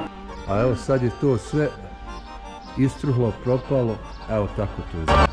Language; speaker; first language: Croatian; native; Croatian